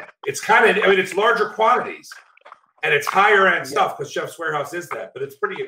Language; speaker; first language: English; native; English